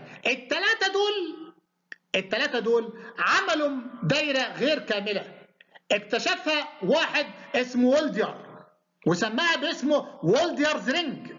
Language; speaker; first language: Arabic; native; Arabic